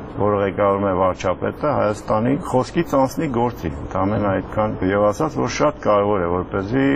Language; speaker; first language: Armenian; native; Armenian